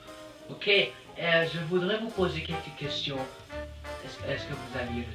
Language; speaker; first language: French; non-native, learner; English